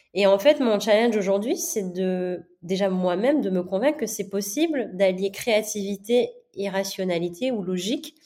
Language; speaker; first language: French; non-native, local second language; Gujarati